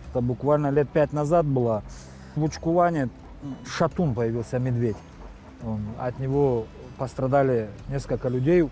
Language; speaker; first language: Russian; non-native, local second language; Karachay-Balkar